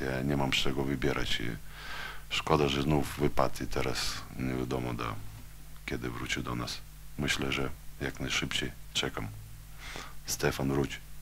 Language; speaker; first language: Polish; non-native, fluent; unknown